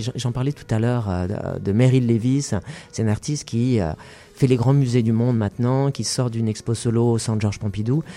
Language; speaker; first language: French; native; French